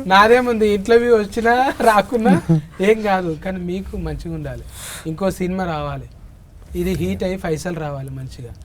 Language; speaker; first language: Telugu; native; Telugu